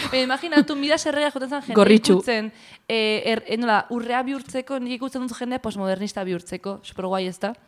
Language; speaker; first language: Basque; early bilingual, heritage; Basque